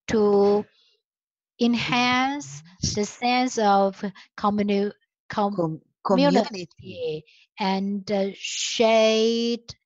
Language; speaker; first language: English; non-native, learner; Chinese